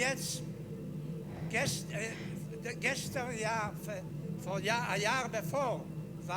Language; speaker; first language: German; non-native, learner; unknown